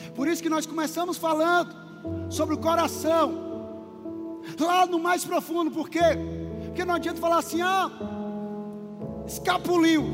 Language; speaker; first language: Portuguese; native; Portuguese